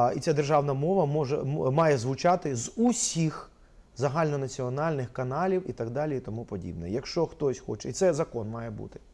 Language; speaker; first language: Ukrainian; non-native, local second language; Russian